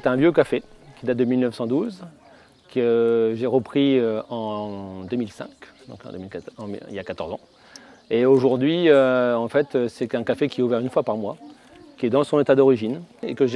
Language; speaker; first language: French; native; French